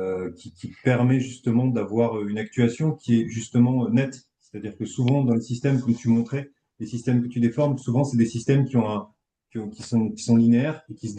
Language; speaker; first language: French; native; French